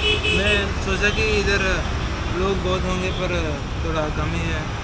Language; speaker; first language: Hindi; non-native, local second language; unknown